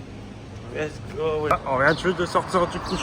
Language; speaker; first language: French; native; French